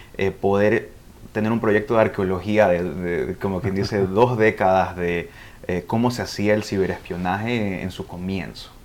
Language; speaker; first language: Spanish; early bilingual, heritage; Spanish